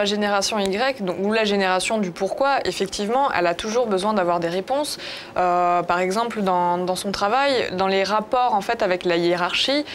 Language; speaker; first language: French; native; French